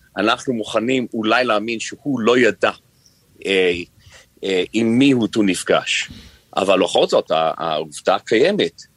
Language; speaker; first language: Hebrew; non-native, fluent; English